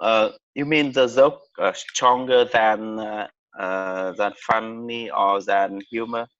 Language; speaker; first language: English; non-native, learner; Vietnamese